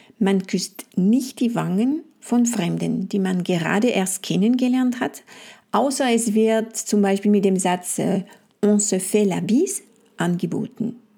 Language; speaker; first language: German; non-native, fluent; French